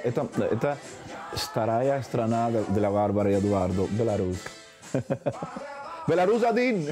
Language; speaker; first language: Russian; non-native, learner; Spanish